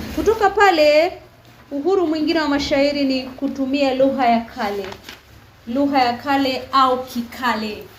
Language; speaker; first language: Swahili; non-native, local second language; Kamba